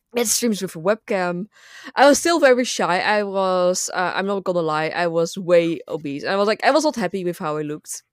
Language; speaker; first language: English; non-native, fluent; Dutch